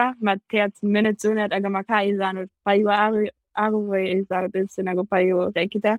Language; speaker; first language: Estonian; non-native, learner; German